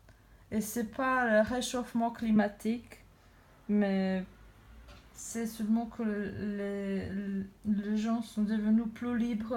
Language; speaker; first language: French; non-native, learner; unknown